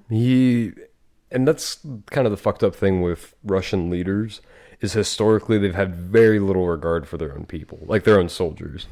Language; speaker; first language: English; native; English